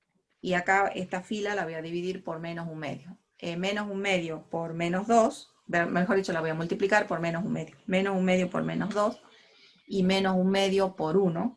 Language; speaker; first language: Spanish; native; Spanish